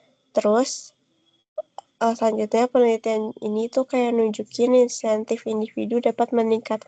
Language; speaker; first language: Indonesian; native; Indonesian